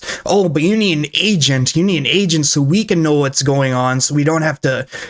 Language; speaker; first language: English; native; English